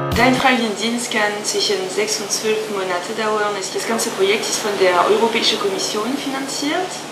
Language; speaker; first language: German; non-native, fluent; French